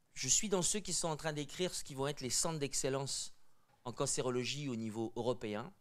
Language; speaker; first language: French; native; French